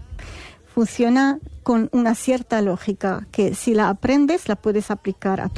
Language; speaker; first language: Spanish; non-native, fluent; Arabic